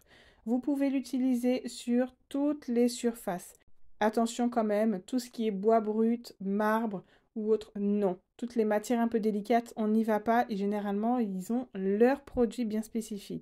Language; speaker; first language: French; native; French